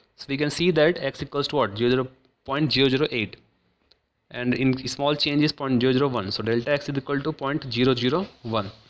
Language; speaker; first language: English; non-native, local second language; Hindi